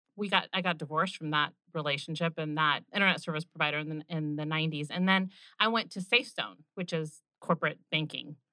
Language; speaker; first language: English; native; English